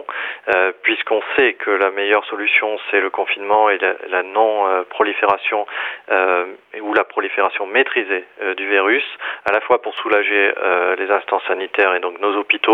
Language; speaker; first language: French; native; French